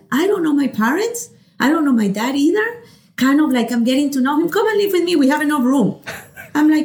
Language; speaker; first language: English; non-native, fluent; Spanish